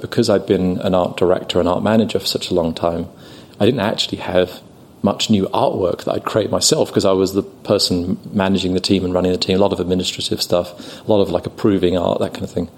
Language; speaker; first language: English; native; English